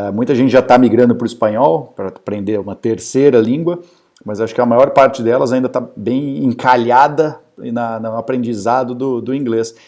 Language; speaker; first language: Portuguese; native; Portuguese